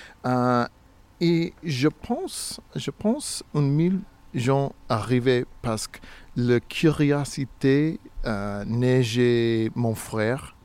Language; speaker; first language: French; non-native, learner; English